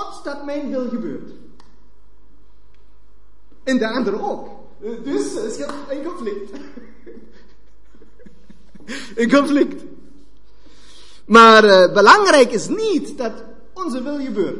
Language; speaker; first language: Dutch; non-native, fluent; German